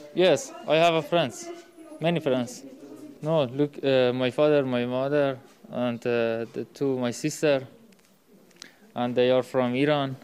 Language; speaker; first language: English; non-native, learner; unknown